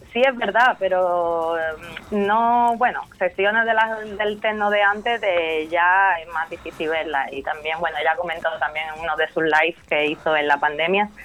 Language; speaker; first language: Spanish; native; Spanish